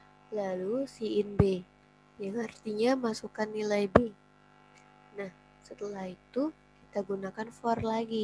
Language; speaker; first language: Indonesian; native; Indonesian